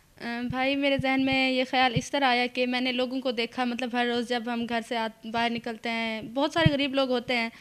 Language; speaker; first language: Urdu; non-native, local second language; Punjabi